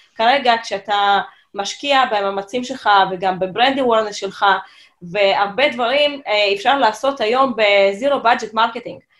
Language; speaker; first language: Hebrew; non-native, fluent; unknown